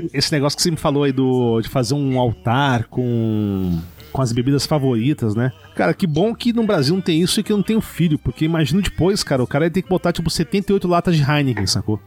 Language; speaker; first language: Portuguese; native; Portuguese